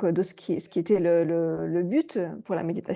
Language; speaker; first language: French; non-native, fluent; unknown